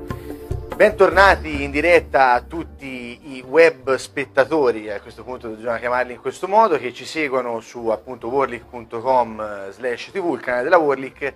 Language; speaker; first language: Italian; native; Italian